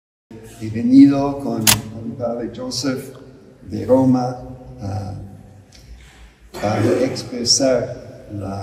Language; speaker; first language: Spanish; non-native, fluent; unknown